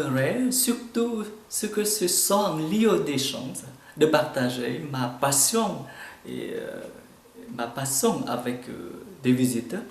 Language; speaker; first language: French; non-native, fluent; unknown